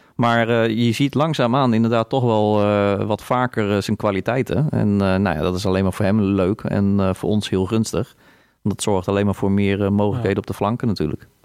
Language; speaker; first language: Dutch; native; Dutch